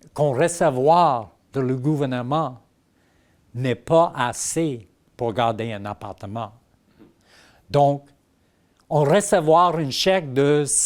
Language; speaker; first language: French; non-native, local second language; English